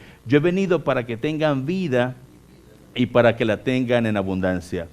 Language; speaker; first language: Spanish; native; Spanish